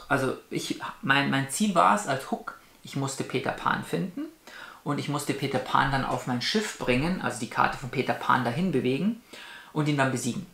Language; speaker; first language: German; native; German